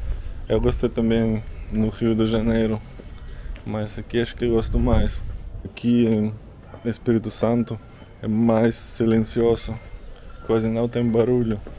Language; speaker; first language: Portuguese; non-native, learner; Russian